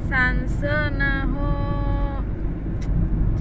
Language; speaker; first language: Chinese; non-native, learner; Indonesian